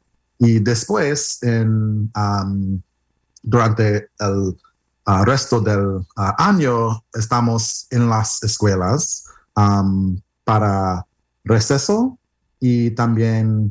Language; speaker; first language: Spanish; non-native, learner; English